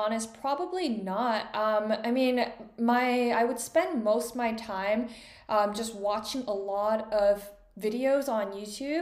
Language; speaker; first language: English; non-native, fluent; Korean